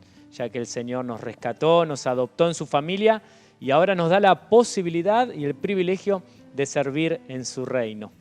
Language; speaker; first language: Spanish; native; Spanish